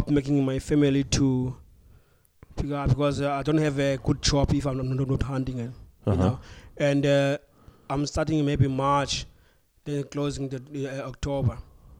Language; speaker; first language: English; non-native, local second language; Xhosa